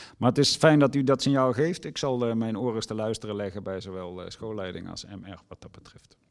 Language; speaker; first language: Dutch; native; Dutch